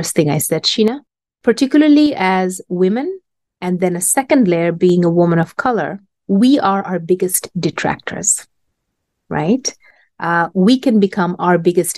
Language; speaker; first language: English; non-native, local second language; Bangla